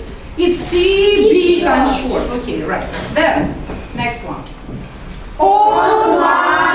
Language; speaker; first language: English; non-native, fluent; Azerbaijani